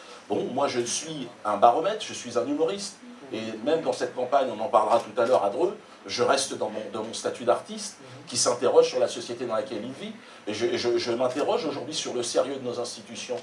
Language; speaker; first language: French; native; French